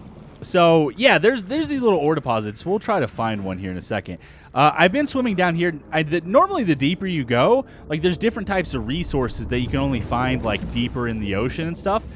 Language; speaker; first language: English; native; English